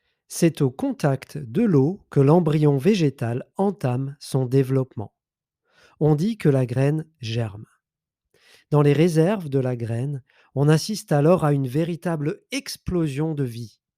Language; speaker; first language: French; native; French